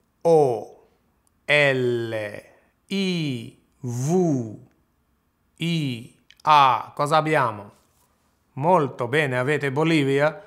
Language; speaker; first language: Italian; non-native, fluent; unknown